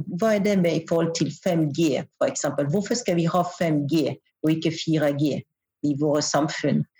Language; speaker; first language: Norwegian; non-native, fluent; French